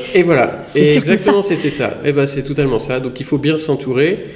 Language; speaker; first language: French; native; French